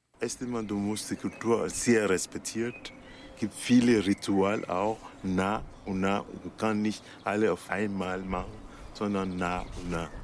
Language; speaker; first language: German; non-native, learner; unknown